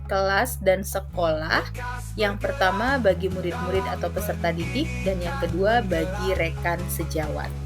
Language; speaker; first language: Indonesian; native; Indonesian